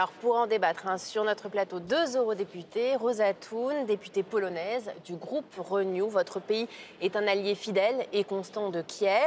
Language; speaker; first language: French; native; French